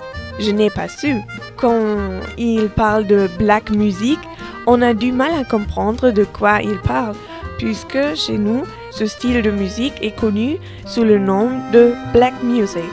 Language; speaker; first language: French; non-native, fluent; German